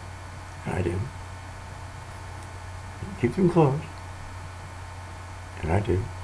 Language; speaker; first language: English; native; English